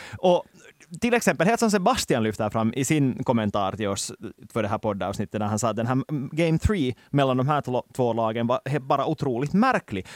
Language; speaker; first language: Swedish; native; Swedish